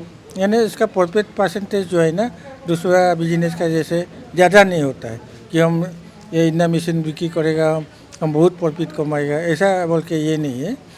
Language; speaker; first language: Hindi; non-native, local second language; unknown